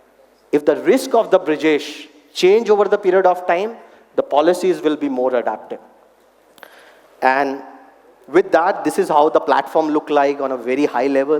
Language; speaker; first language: English; non-native, local second language; Hindi